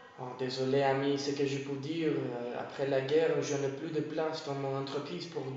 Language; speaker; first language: French; non-native, learner; English